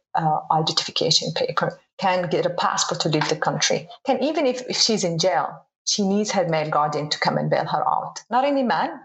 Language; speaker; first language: English; non-native, fluent; Arabic